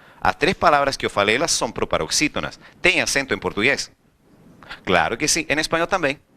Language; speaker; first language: Portuguese; non-native, fluent; Spanish